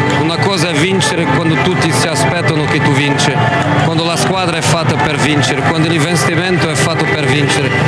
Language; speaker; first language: Italian; non-native, fluent; Portuguese